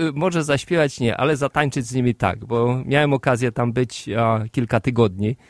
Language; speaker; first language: Polish; native; Polish